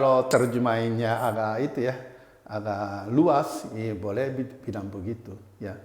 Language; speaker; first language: Indonesian; non-native, fluent; Japanese